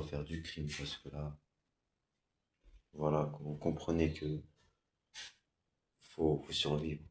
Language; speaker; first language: French; native; French